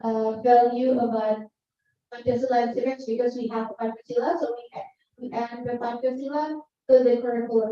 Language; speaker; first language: English; non-native, learner; Indonesian